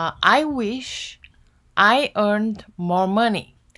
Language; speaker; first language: English; non-native, fluent; Bulgarian